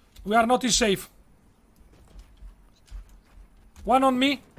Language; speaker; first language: English; non-native, learner; Italian